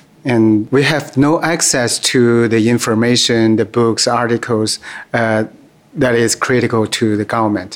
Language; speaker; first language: English; non-native, fluent; Chinese